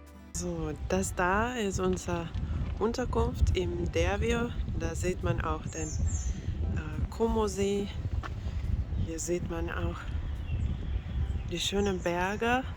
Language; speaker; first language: German; non-native, fluent; Finnish